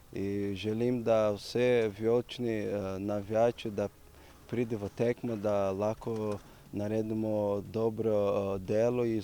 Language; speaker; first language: Slovenian; non-native, learner; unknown